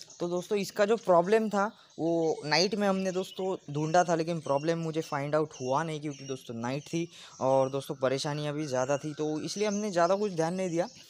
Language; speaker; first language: Hindi; non-native, local second language; Marathi